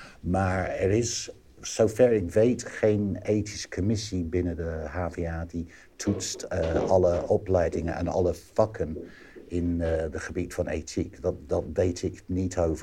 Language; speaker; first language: Dutch; non-native, fluent; English